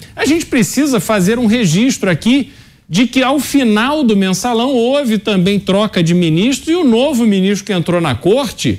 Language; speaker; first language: Portuguese; native; Portuguese